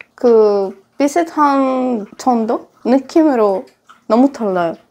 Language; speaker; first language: Korean; non-native, fluent; Russian